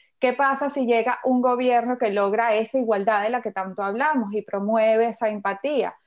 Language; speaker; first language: Spanish; native; Spanish